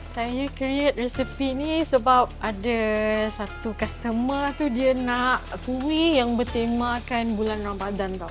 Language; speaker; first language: Malay; native; Malay